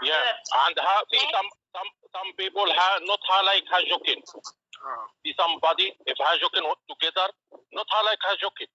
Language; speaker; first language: English; non-native, learner; Arabic